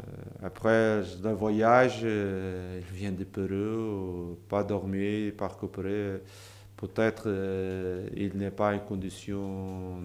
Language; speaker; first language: French; non-native, learner; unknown